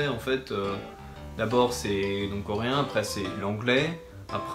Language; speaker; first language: French; native; French